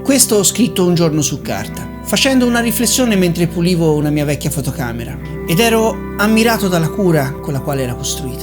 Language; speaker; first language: Italian; native; Italian